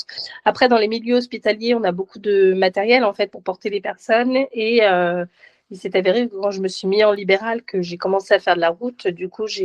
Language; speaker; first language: French; native; French